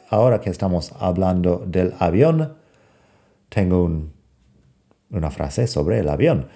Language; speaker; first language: Spanish; non-native, fluent; English